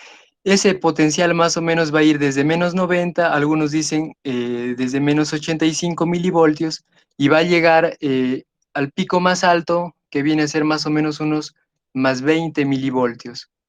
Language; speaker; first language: Spanish; native; Spanish